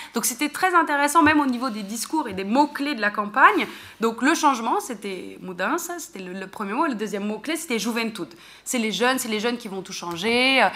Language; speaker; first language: French; native; French